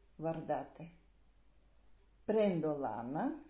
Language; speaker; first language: Italian; non-native, learner; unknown